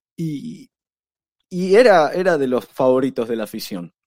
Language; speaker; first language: Spanish; native; Spanish